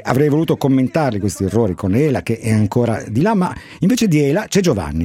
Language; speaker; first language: Italian; native; Italian